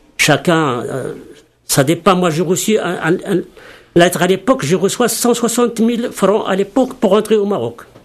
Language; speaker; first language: French; non-native, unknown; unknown